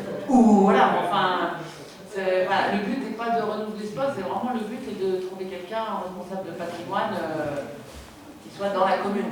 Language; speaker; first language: French; native; French